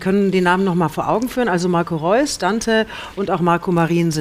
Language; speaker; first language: German; native; German